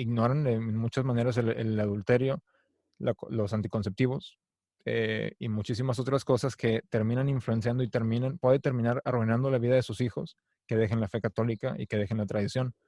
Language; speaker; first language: Spanish; native; Spanish